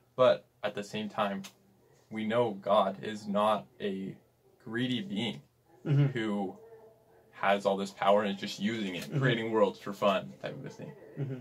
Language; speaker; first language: English; native; English